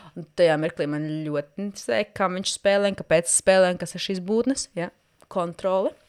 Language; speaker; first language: Latvian; native; Latvian